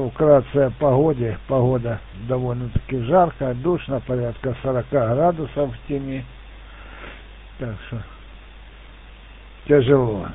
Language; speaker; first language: Russian; native; Russian